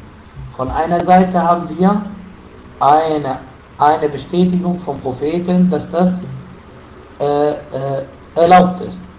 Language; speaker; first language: German; non-native, fluent; Arabic